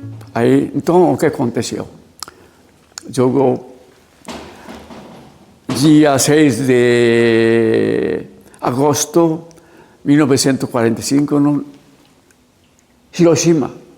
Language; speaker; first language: Portuguese; non-native, learner; Japanese